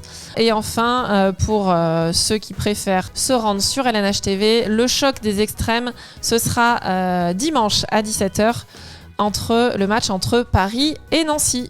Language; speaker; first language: French; native; French